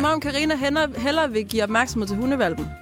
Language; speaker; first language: Danish; native; Danish